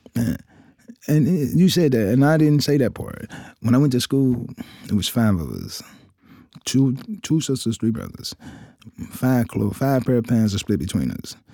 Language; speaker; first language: English; native; English